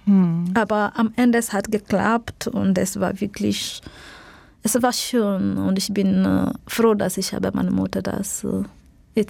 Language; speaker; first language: German; non-native, learner; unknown